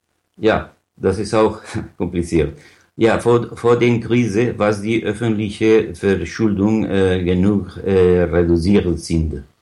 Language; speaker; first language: German; non-native, learner; Catalan